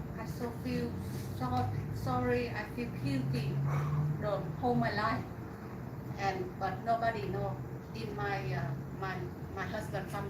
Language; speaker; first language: English; non-native, learner; Vietnamese